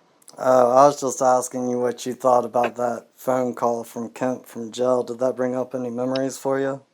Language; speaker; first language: English; native; English